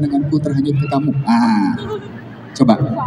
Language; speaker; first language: Korean; non-native, learner; Indonesian